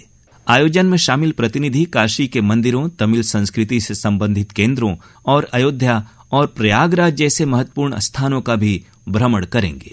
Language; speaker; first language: Hindi; native; Hindi